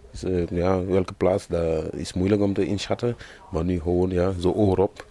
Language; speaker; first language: Dutch; non-native, learner; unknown